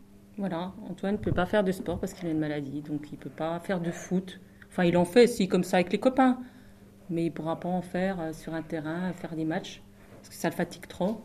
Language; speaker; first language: French; native; French